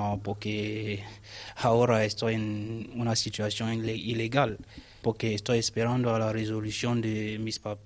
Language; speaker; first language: Spanish; non-native, learner; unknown